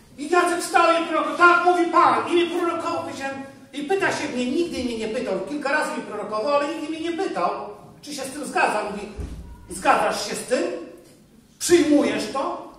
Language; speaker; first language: Polish; native; Polish